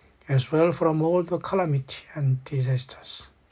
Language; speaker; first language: English; non-native, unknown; Korean